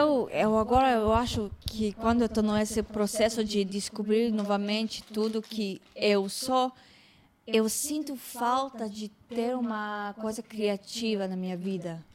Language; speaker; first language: Portuguese; non-native, fluent; Hebrew